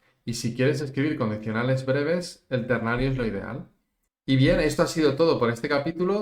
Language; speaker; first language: Spanish; native; Spanish